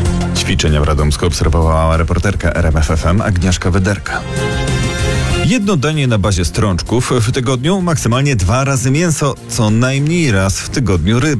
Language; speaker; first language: Polish; native; Polish